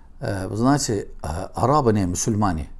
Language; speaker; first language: Russian; non-native, learner; Azerbaijani